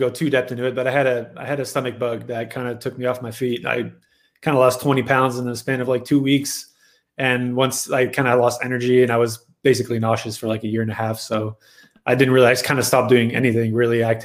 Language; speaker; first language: English; native; English